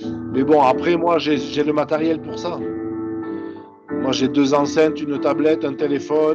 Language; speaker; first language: French; native; French